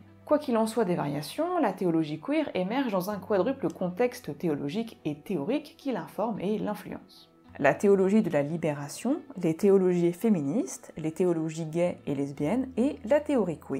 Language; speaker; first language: French; native; French